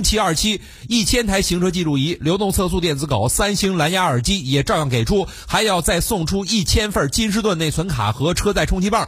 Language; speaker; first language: Chinese; native; Chinese